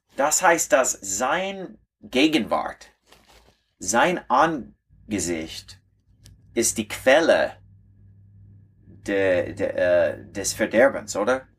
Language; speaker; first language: German; non-native, learner; English